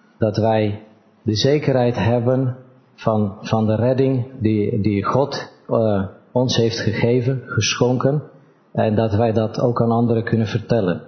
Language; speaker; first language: Dutch; early bilingual, other home language; Romanian